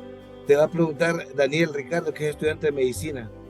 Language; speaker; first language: Spanish; native; Spanish